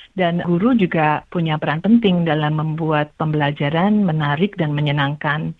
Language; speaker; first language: Indonesian; native; Indonesian